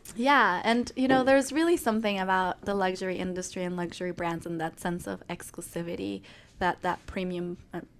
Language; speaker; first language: English; non-native, fluent; Spanish